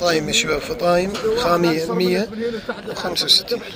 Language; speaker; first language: Arabic; native; Arabic